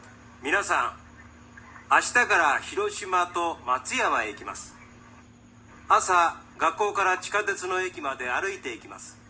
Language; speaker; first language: Japanese; non-native, learner; Filipino